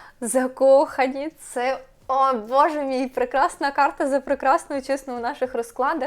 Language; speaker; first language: Ukrainian; non-native, local second language; Russian